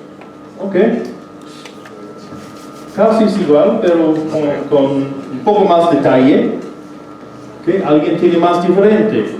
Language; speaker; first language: Spanish; non-native, fluent; English